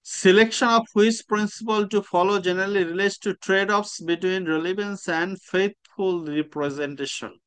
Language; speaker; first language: English; non-native, local second language; Bangla